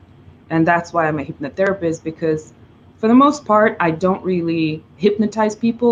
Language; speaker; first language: English; non-native, fluent; Russian